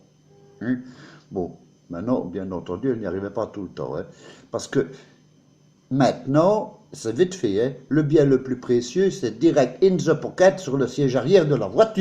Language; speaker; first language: French; native; French